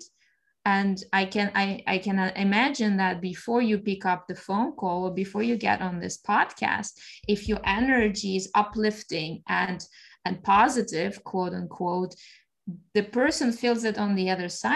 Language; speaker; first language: English; non-native, fluent; Russian